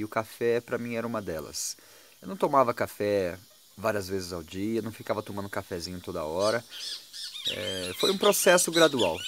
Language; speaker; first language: Portuguese; native; Portuguese